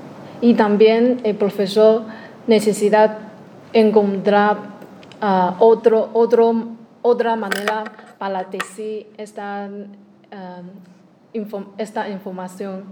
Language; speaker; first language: Spanish; non-native, learner; Chinese